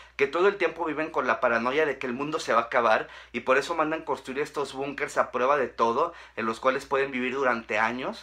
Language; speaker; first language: Spanish; native; Spanish